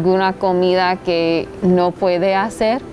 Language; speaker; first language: Spanish; non-native, learner; English